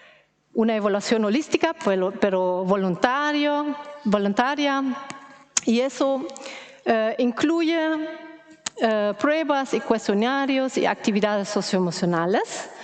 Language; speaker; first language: Spanish; non-native, fluent; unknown